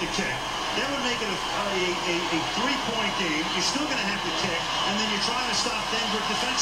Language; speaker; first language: English; native; English